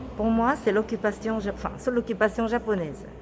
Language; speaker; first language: French; non-native, fluent; Korean